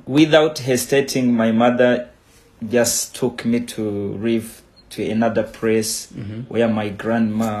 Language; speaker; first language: English; non-native, local second language; Kinyarwanda